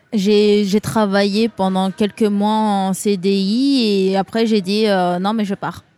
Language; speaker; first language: French; native; French